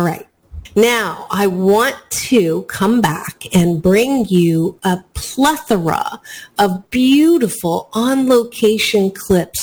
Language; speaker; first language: English; native; English